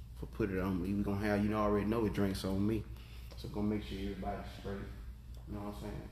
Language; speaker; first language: English; native; English